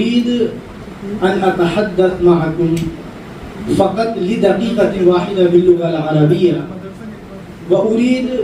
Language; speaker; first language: Arabic; non-native, fluent; Urdu